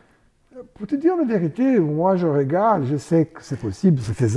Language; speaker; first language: French; non-native, fluent; Portuguese